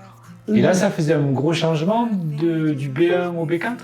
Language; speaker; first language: French; native; French